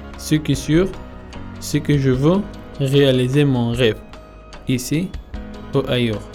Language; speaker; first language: French; non-native, learner; Persian